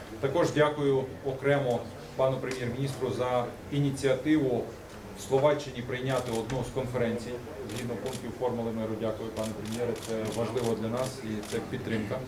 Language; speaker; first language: Ukrainian; native; Ukrainian